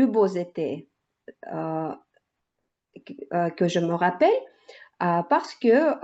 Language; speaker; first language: French; non-native, learner; Russian